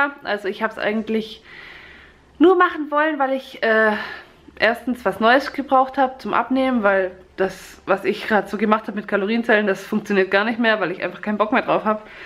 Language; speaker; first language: German; native; German